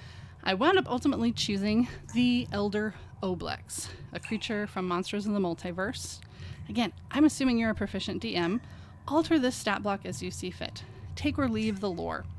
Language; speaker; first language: English; native; English